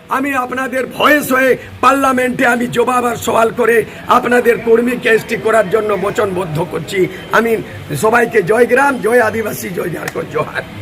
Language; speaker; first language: Bangla; non-native, local second language; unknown